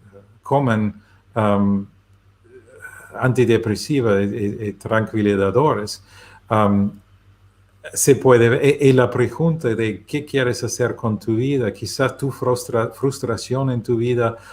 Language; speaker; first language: Spanish; non-native, learner; German